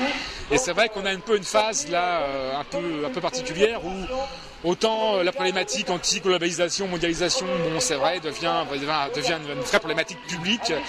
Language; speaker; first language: French; native; French